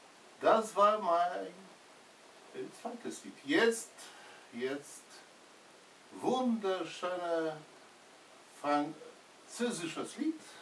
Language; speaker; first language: German; non-native, learner; Polish